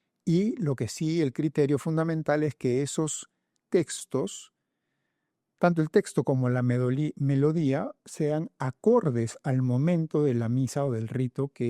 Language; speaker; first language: Spanish; native; Spanish